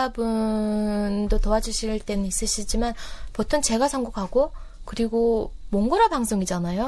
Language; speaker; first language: Korean; non-native, fluent; Mongolian